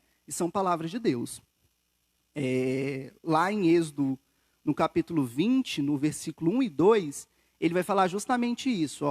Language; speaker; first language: Portuguese; native; Portuguese